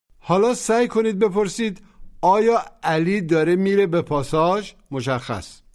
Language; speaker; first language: Persian; native; Persian